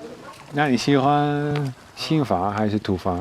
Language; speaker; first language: Chinese; non-native, fluent; Dutch